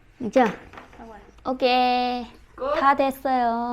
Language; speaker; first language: Korean; non-native, learner; Vietnamese